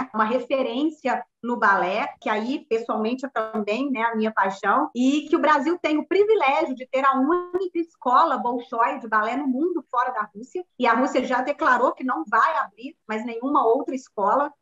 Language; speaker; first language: Portuguese; native; Portuguese